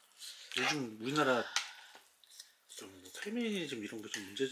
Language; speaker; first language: Korean; native; Korean